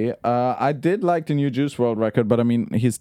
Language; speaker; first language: English; non-native, fluent; German